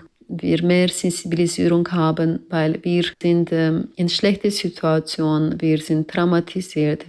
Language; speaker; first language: German; non-native, learner; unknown